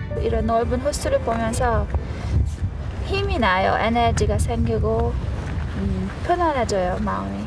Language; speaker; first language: Korean; non-native, learner; Hungarian